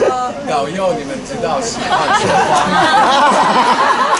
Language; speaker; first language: Chinese; non-native, fluent; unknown